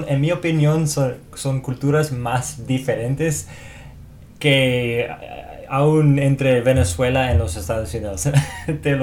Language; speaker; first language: Spanish; non-native, fluent; English